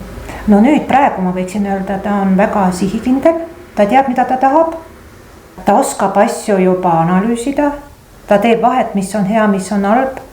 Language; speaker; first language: Estonian; native; Estonian